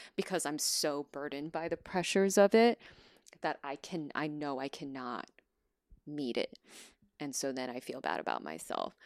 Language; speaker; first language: English; early bilingual, other home language; Chinese